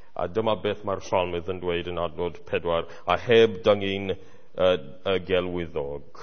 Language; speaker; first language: Welsh; non-native, fluent; English